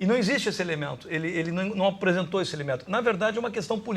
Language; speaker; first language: Portuguese; native; Portuguese